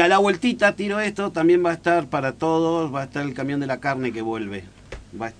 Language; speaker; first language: Spanish; native; Spanish